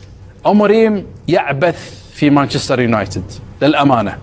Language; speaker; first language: Arabic; native; Arabic